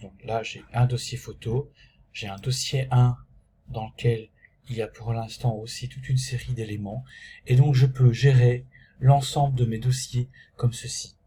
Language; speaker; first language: French; native; French